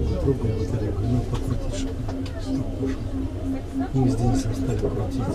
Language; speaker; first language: Russian; native; Russian